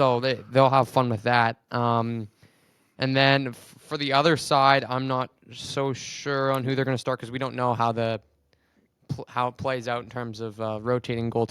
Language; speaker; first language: English; native; English